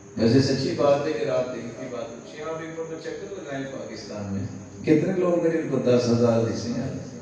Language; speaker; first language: Urdu; non-native, local second language; Punjabi